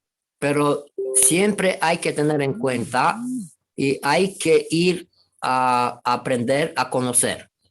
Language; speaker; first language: Spanish; non-native, fluent; Romanian